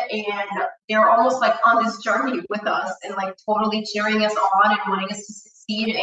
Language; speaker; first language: English; non-native, fluent; Portuguese